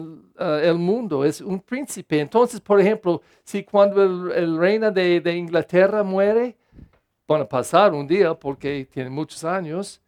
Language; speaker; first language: Spanish; non-native, fluent; English